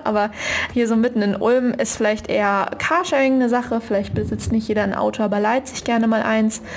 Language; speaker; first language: German; native; German